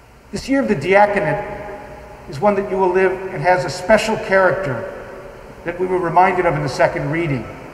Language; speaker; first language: English; native; English